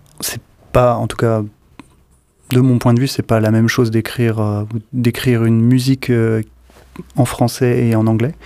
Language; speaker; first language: French; native; French